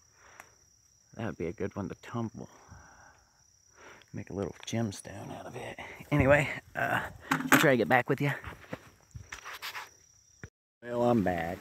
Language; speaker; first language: English; native; English